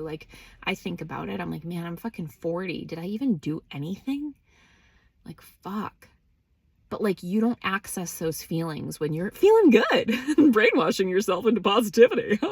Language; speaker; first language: English; native; English